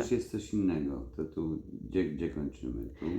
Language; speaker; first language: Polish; non-native, learner; Ukrainian